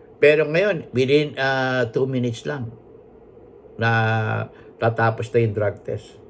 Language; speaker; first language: Filipino; non-native, local second language; Hiligaynon